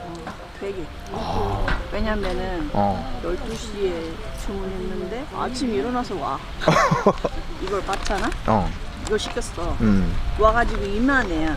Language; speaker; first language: Korean; non-native, fluent; Filipino